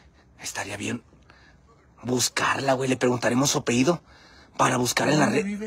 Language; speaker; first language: Spanish; native; Spanish